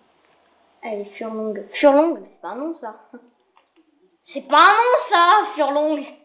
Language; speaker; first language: French; native; French